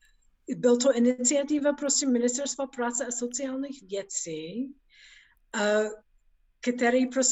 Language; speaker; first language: Czech; non-native, fluent; English